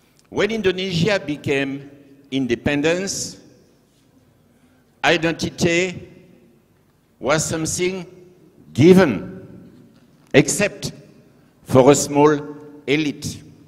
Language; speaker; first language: English; non-native, fluent; French